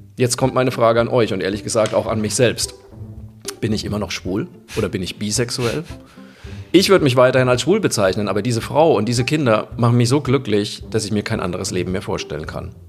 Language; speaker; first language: German; native; German